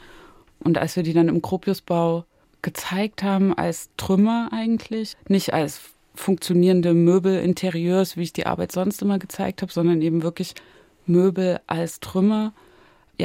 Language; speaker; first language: German; native; German